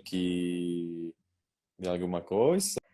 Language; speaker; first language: Portuguese; non-native, learner; Spanish